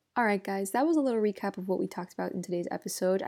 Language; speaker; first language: English; native; English